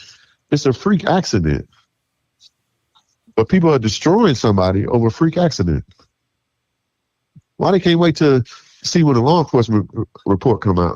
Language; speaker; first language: English; native; English